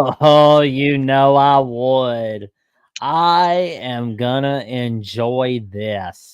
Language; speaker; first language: English; native; English